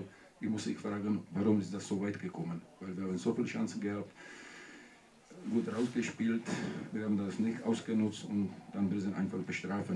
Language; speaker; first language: German; non-native, learner; Czech